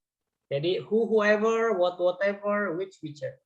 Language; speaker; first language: English; non-native, fluent; Indonesian